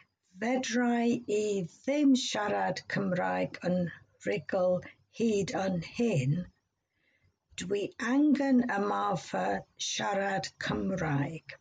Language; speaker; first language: Welsh; non-native, learner; English